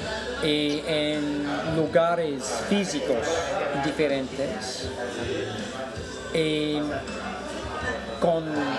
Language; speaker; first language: Spanish; non-native, fluent; English